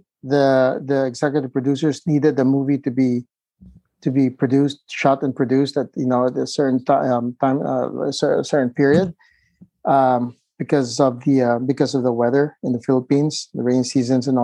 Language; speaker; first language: English; non-native, local second language; Filipino